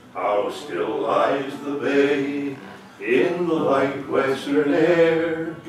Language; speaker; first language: English; native; English